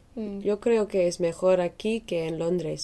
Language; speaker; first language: Spanish; non-native, fluent; English